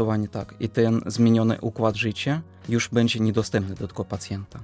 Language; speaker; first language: Polish; non-native, fluent; Russian